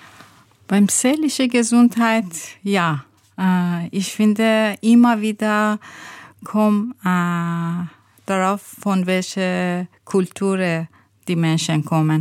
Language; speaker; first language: German; non-native, learner; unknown